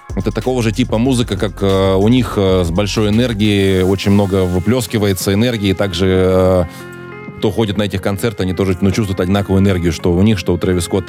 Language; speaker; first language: Russian; native; Russian